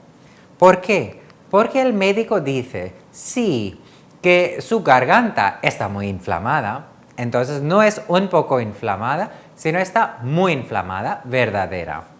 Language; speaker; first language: Spanish; non-native, fluent; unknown